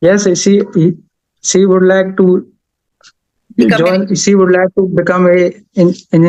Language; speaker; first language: English; non-native, learner; Haryanvi